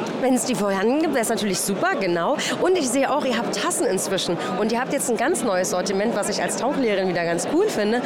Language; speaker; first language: German; native; German